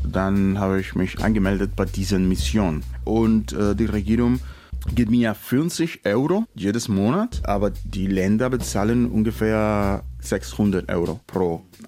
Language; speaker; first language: German; non-native, fluent; Spanish